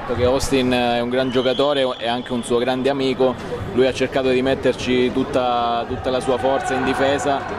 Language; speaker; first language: Italian; native; Italian